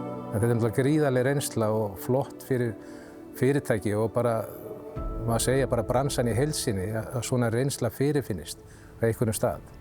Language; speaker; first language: Icelandic; native; Icelandic